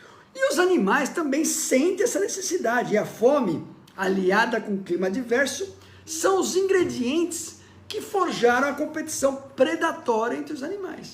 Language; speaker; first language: Portuguese; native; Portuguese